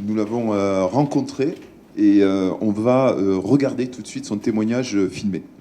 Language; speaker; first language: French; native; French